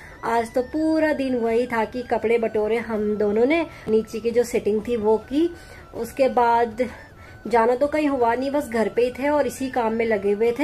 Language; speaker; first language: Hindi; native; Hindi